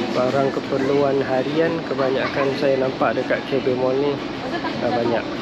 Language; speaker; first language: Malay; non-native, fluent; Western Cham